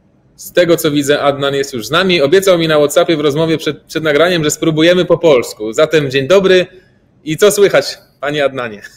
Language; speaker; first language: Polish; native; Polish